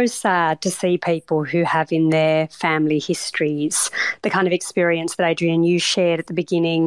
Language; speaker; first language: English; native; English